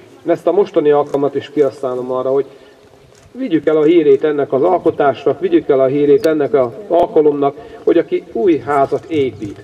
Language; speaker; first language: Hungarian; native; Hungarian